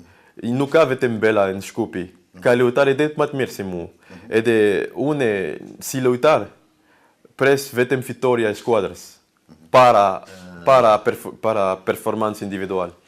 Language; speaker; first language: Albanian; non-native, learner; French